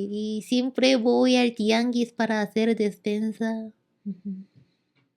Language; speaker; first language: Spanish; non-native, learner; Korean